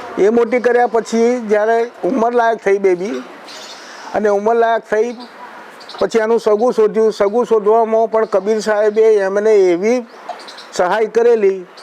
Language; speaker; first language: Gujarati; native; Gujarati